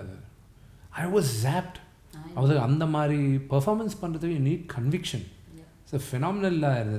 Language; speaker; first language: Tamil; non-native, local second language; Telugu